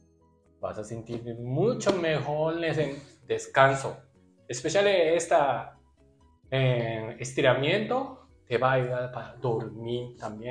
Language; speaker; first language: Spanish; non-native, learner; Japanese